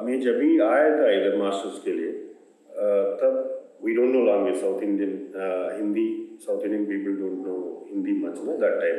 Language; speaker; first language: English; non-native, local second language; Telugu